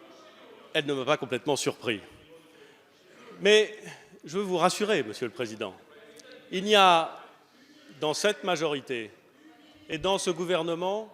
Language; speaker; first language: French; native; French